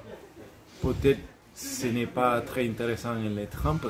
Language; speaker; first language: French; non-native, learner; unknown